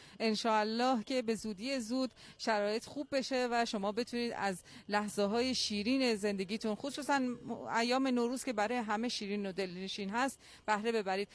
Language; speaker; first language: Persian; native; Persian